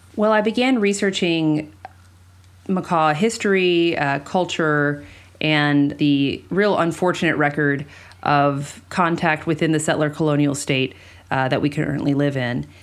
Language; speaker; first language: English; early bilingual, other home language; Spanish